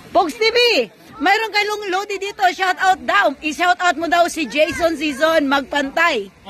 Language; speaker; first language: Filipino; non-native, local second language; Cebuano